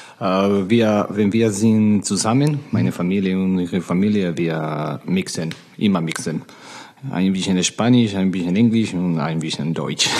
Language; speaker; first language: German; non-native, learner; Spanish